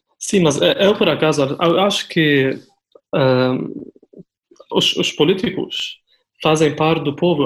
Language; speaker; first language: Portuguese; non-native, fluent; Arabic